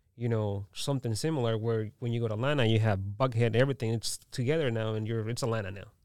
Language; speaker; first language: English; early bilingual, other home language; Spanish